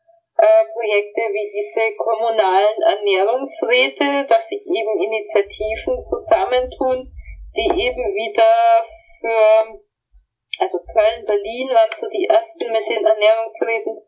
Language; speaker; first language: German; native; German